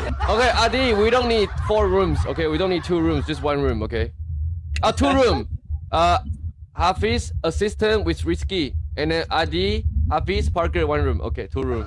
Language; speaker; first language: English; non-native, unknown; Chinese